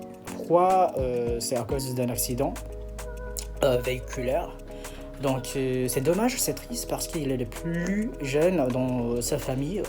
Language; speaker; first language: French; non-native, fluent; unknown